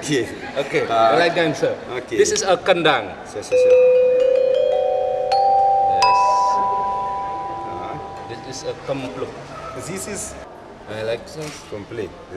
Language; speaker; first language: English; non-native, learner; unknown